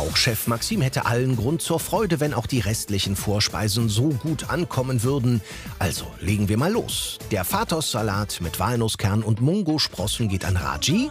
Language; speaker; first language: German; native; German